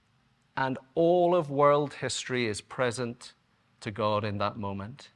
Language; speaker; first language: English; native; English